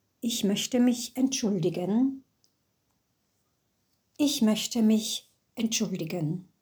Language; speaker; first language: German; non-native, fluent; English